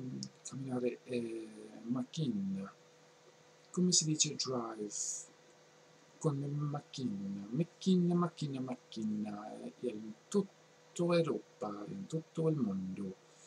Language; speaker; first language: Italian; non-native, learner; English